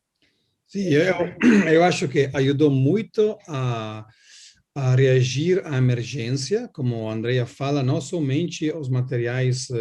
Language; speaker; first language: Portuguese; non-native, learner; Italian